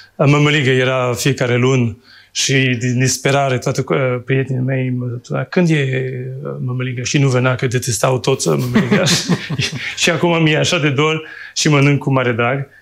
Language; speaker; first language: Romanian; non-native, fluent; French